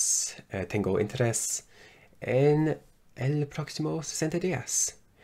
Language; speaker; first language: Spanish; non-native, learner; English